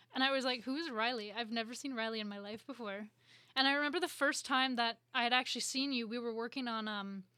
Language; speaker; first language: English; native; English